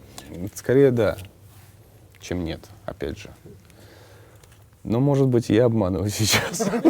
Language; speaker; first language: Russian; native; Russian